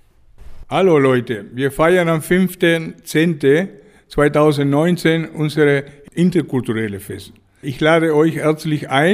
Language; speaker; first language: German; non-native, fluent; Italian